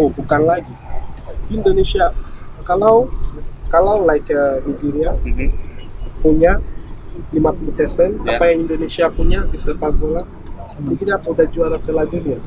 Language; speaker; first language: Indonesian; non-native, fluent; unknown